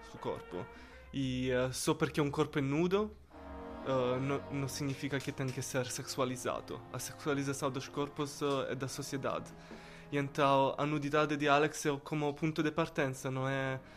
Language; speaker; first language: Portuguese; non-native, learner; Italian